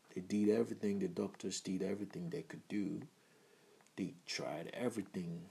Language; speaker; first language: English; non-native, local second language; Igbo